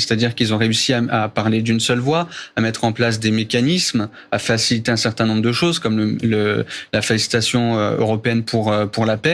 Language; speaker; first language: French; native; French